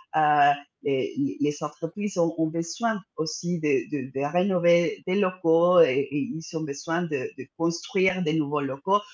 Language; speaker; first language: French; non-native, fluent; Spanish